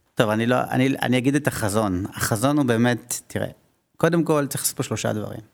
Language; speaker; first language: Hebrew; native; Hebrew